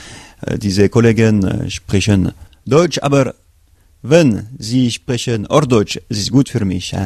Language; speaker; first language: German; non-native, learner; French